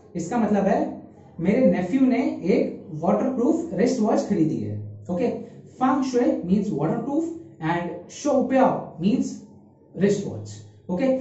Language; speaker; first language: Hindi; native; Hindi